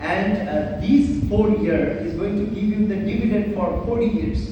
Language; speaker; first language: English; non-native, local second language; Bangla